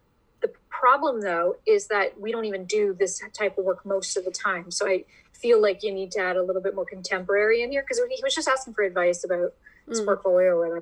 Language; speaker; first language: English; native; English